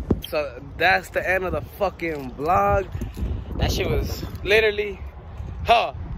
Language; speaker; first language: English; early bilingual, other home language; Spanish